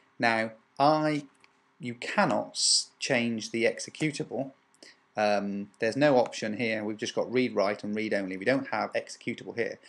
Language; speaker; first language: English; native; English